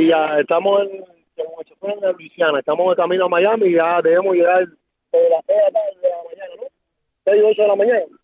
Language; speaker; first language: Spanish; native; Spanish